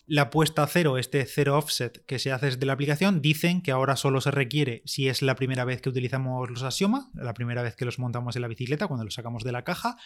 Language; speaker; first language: Spanish; native; Spanish